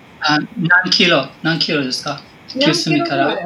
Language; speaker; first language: Japanese; non-native, learner; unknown